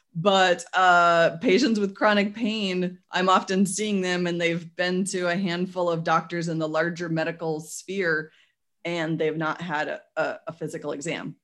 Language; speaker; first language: English; native; English